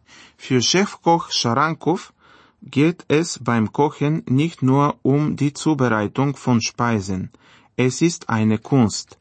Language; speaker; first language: German; non-native, fluent; Bulgarian